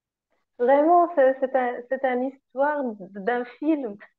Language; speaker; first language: French; non-native, learner; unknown